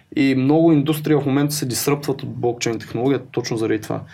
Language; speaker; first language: Bulgarian; native; Bulgarian